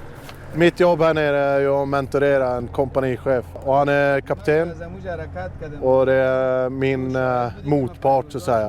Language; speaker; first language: Swedish; native; Swedish